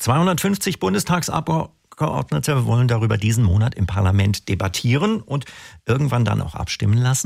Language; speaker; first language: German; native; German